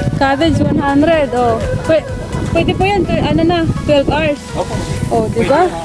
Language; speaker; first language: Filipino; native; Filipino